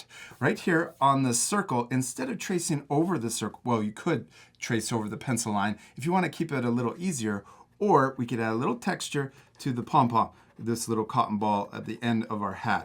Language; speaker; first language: English; native; English